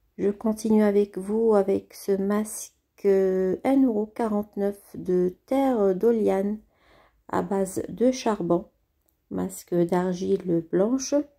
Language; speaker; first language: French; native; French